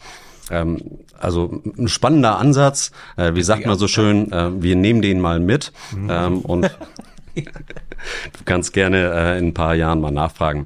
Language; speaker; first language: German; native; German